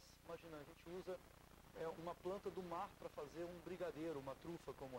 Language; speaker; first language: Portuguese; native; Portuguese